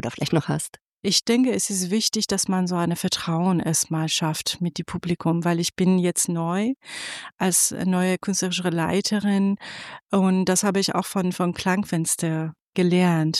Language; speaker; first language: German; non-native, fluent; Persian